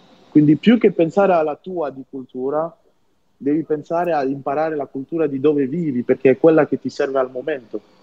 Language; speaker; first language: Italian; non-native, fluent; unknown